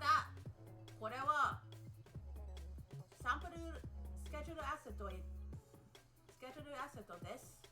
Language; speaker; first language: Japanese; non-native, learner; English